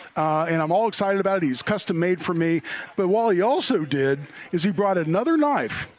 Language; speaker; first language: English; native; English